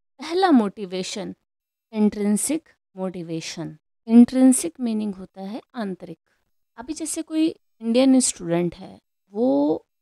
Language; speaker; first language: Hindi; native; Hindi